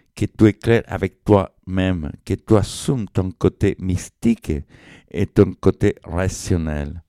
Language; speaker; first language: French; non-native, fluent; Spanish